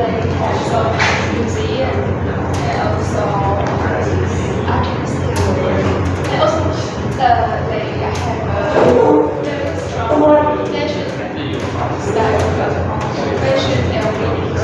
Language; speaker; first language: English; non-native, learner; Chinese